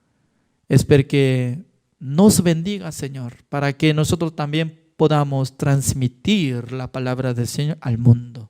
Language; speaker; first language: Spanish; non-native, fluent; Korean